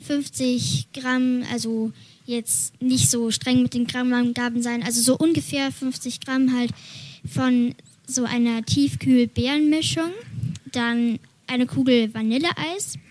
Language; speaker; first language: German; native; German